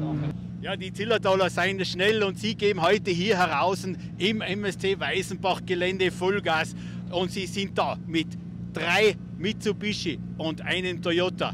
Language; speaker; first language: German; native; German